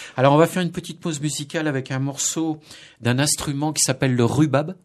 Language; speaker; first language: French; native; French